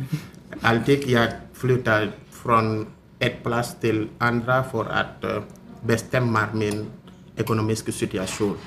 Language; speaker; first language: Swedish; non-native, learner; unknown